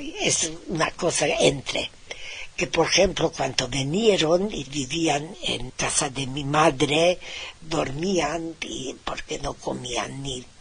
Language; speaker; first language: Spanish; non-native, fluent; Hungarian